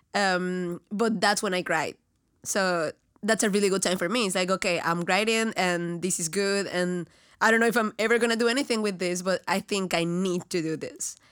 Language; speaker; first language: English; non-native, fluent; Spanish